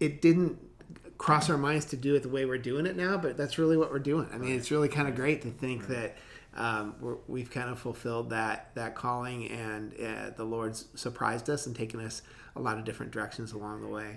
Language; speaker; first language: English; native; English